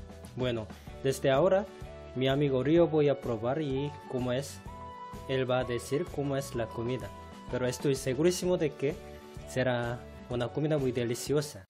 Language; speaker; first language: Spanish; non-native, fluent; Korean